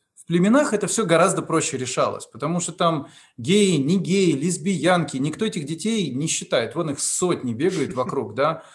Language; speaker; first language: Russian; native; Russian